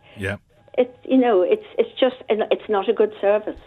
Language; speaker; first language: English; native; English